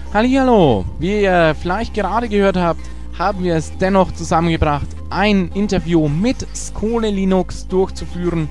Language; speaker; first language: German; native; German